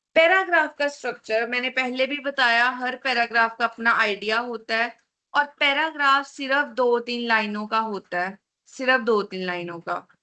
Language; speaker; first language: Hindi; non-native, local second language; Punjabi